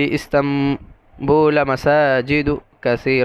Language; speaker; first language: Arabic; non-native, fluent; Urdu